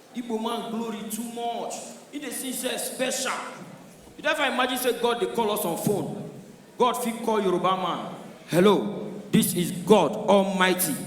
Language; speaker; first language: Nigerian Pidgin; non-native, local second language; Igbo